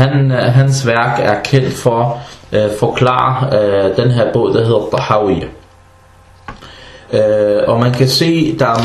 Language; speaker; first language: Danish; non-native, fluent; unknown